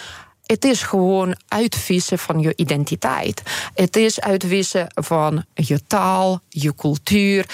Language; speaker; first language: Dutch; non-native, fluent; Ukrainian